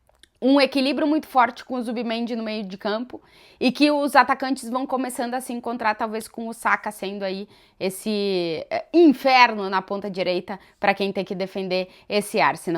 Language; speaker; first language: Portuguese; native; Portuguese